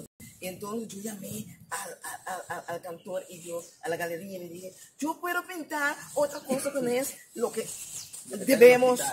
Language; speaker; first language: Spanish; non-native, learner; Papiamento